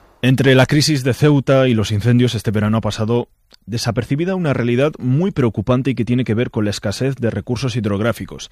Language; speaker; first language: Spanish; native; Spanish